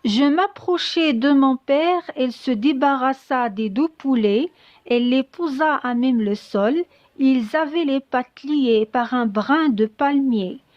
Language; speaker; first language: French; non-native, local second language; Arabic